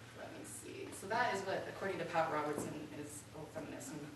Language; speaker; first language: English; native; English